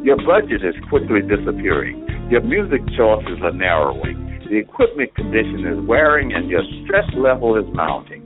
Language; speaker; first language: English; native; English